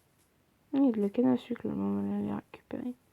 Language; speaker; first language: French; native; French